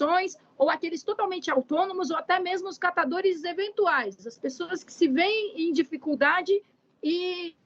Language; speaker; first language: Portuguese; native; Portuguese